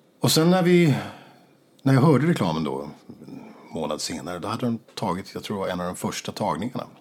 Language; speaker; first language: Swedish; native; Swedish